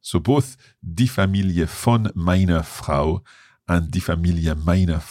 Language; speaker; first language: German; non-native, learner; English